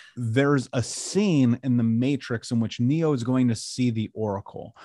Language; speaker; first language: English; native; English